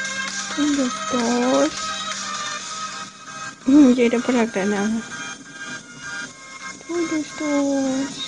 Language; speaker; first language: Spanish; early bilingual, heritage; Spanish